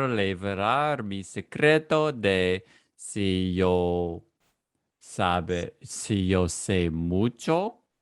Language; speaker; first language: Spanish; non-native, fluent; English